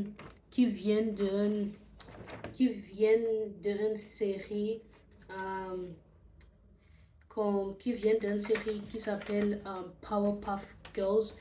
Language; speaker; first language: French; non-native, learner; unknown